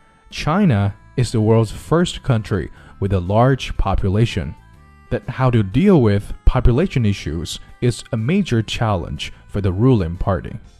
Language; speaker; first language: English; non-native, fluent; Chinese